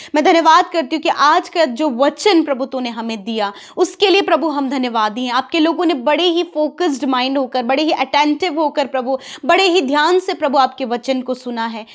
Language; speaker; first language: Hindi; native; Hindi